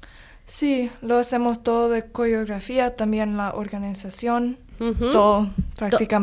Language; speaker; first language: Spanish; non-native, learner; English